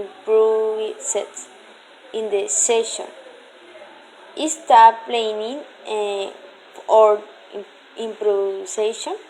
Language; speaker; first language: English; non-native, learner; Spanish